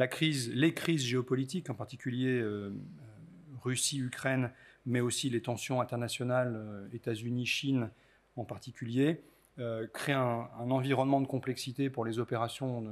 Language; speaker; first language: French; native; French